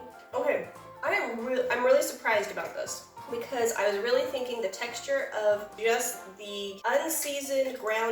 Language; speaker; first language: English; native; English